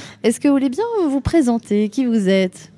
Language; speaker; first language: French; native; French